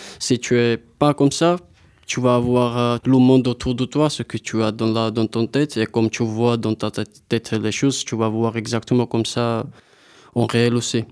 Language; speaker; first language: French; non-native, learner; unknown